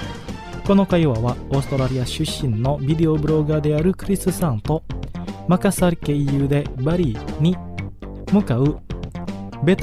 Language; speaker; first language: Japanese; non-native, fluent; Indonesian